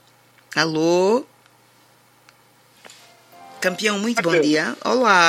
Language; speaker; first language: Portuguese; native; Portuguese